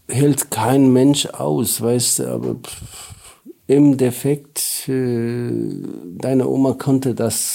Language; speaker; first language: German; non-native, learner; Polish